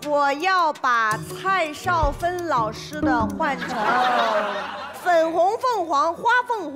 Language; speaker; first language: Chinese; native; Chinese